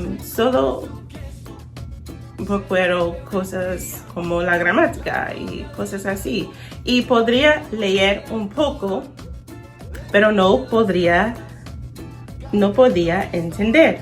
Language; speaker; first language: Spanish; non-native, learner; English